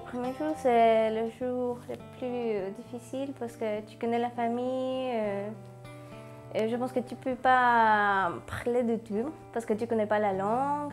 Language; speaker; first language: French; non-native, learner; Spanish